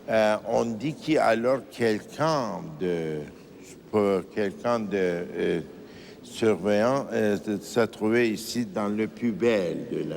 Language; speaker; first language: French; non-native, fluent; Turkish